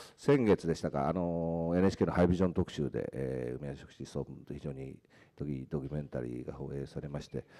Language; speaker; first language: Japanese; native; Japanese